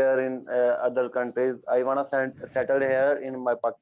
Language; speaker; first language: English; non-native, learner; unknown